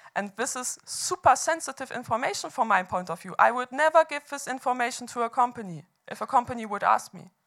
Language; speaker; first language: English; non-native, fluent; German